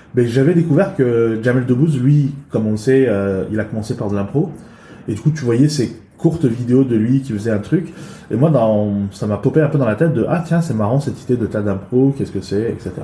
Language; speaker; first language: French; early bilingual, other home language; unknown